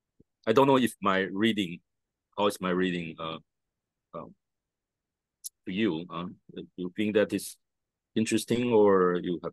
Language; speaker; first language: English; non-native, fluent; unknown